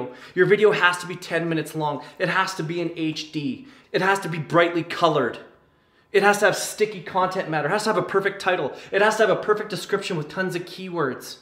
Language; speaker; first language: English; native; English